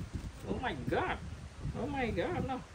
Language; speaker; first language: English; non-native, learner; Khmer